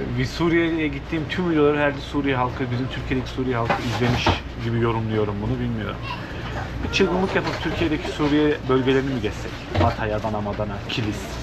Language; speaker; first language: Turkish; native; Turkish